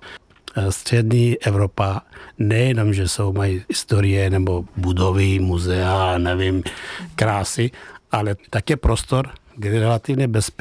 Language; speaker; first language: Czech; non-native, fluent; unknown